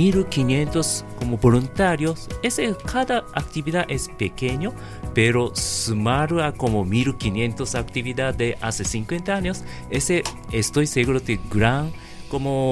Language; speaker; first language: Spanish; non-native, learner; Japanese